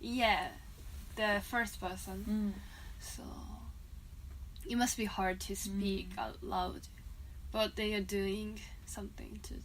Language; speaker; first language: English; non-native, fluent; Japanese